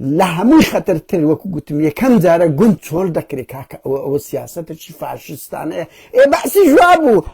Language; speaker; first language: Central Kurdish; early bilingual, heritage; Central Kurdish